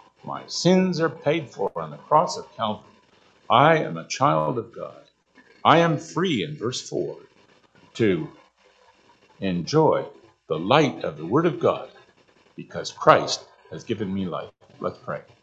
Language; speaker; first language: English; native; English